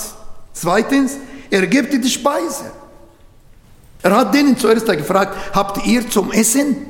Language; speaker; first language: German; non-native, learner; Arabic